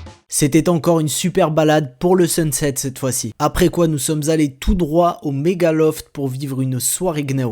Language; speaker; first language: French; native; French